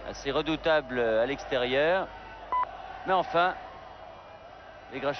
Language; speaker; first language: French; native; French